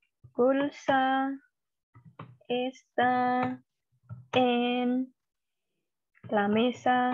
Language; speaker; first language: Spanish; non-native, learner; Indonesian